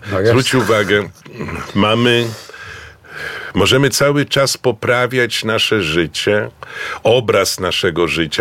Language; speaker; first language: Polish; native; Polish